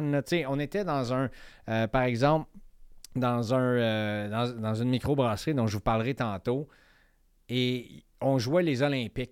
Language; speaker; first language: French; native; French